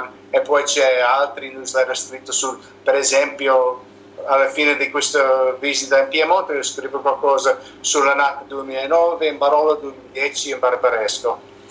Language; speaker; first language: Italian; non-native, learner; English